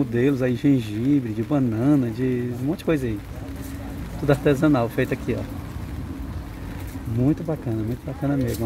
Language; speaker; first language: Portuguese; native; Portuguese